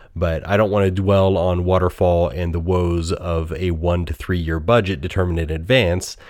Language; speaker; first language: English; native; English